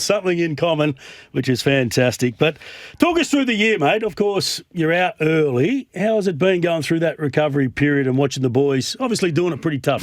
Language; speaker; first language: English; native; English